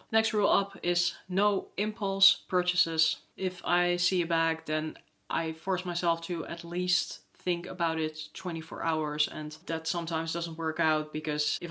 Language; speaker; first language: English; non-native, fluent; Dutch